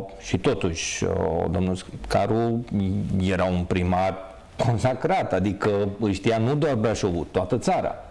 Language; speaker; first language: Romanian; non-native, local second language; Hungarian